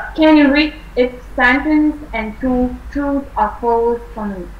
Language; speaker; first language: English; non-native, fluent; Vietnamese